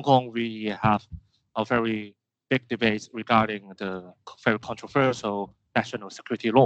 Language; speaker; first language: English; non-native, local second language; Cantonese